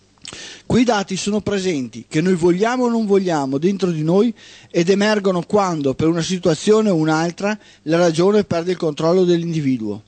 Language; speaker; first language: Italian; native; Italian